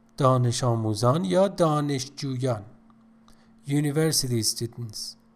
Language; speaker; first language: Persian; native; Persian